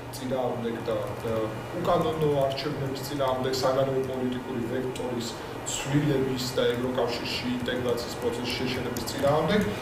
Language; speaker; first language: Georgian; non-native, local second language; Armenian